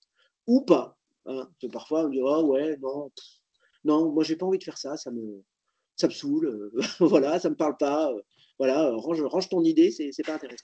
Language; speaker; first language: French; native; French